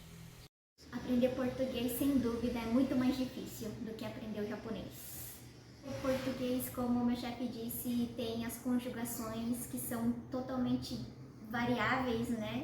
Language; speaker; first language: Portuguese; early bilingual, heritage; Portuguese